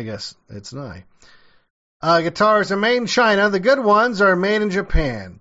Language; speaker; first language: English; native; English